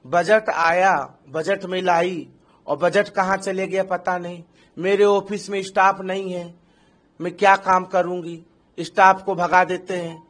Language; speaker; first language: Hindi; native; Hindi